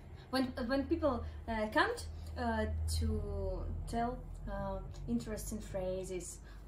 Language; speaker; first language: English; non-native, learner; Russian